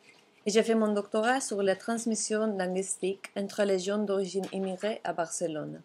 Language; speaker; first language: French; non-native, fluent; Catalan